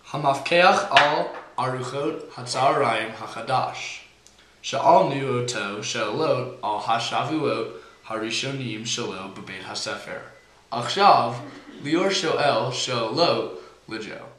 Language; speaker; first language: Hebrew; non-native, learner; English